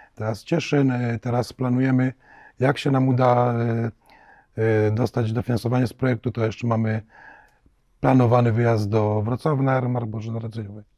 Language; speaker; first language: Polish; native; Polish